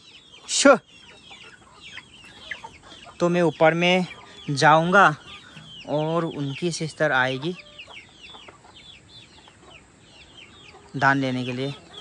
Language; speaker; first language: Hindi; non-native, local second language; Garo